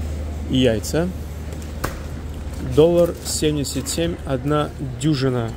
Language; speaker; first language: Russian; native; Russian